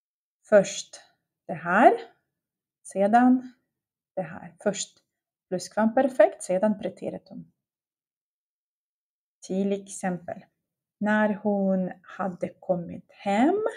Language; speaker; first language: Swedish; non-native, fluent; Russian